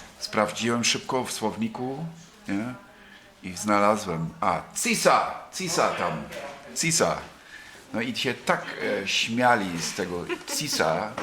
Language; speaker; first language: Polish; non-native, fluent; German